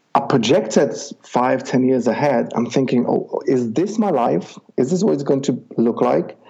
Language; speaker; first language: English; non-native, fluent; Czech